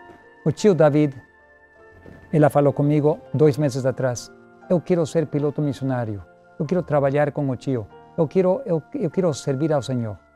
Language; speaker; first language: Portuguese; non-native, learner; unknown